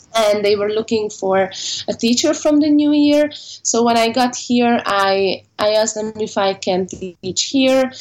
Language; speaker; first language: English; non-native, fluent; Hungarian